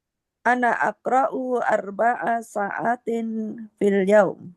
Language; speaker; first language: Arabic; non-native, learner; Indonesian